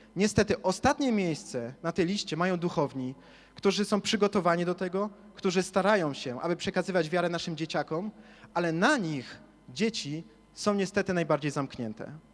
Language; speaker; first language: Polish; native; Polish